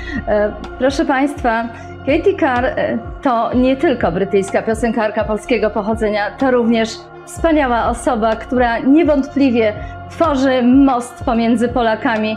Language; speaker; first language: Polish; native; Polish